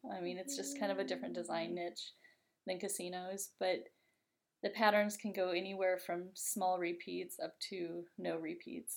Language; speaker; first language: English; native; English